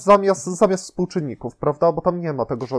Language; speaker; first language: Polish; native; Polish